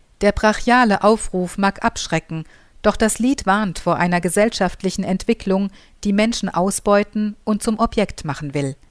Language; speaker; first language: German; native; German